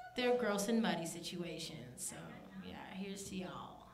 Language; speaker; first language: English; native; English